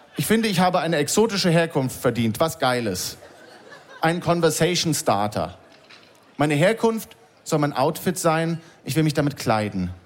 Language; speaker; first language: German; native; German